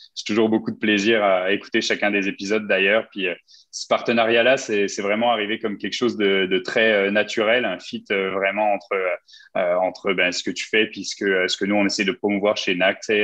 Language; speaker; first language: French; native; French